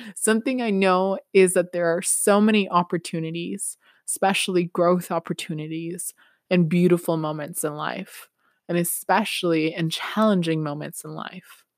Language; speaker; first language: English; non-native, fluent; Spanish